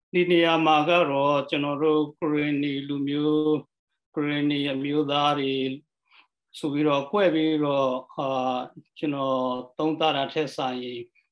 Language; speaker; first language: Burmese; non-native, local second language; Western Kayah